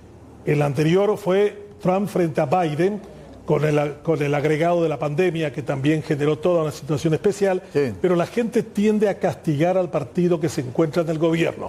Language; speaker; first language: Spanish; native; Spanish